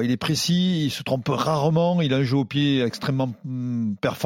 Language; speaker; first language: French; native; French